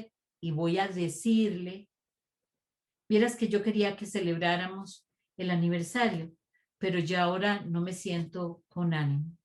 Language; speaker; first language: Spanish; native; Spanish